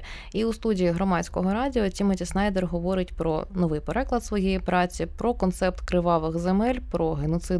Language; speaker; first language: Ukrainian; native; Ukrainian